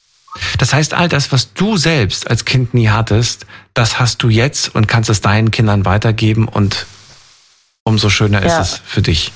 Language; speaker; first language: German; native; German